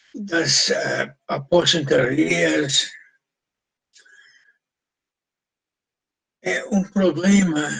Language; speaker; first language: Portuguese; non-native, fluent; English